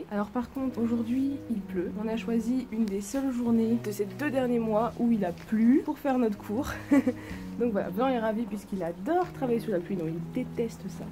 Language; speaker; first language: French; native; French